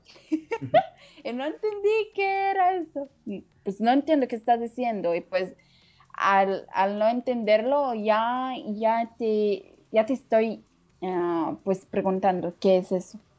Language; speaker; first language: Spanish; non-native, learner; Arabic